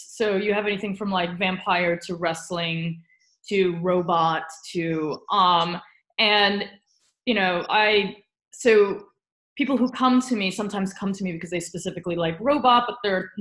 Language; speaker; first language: English; early bilingual, other home language; Romanian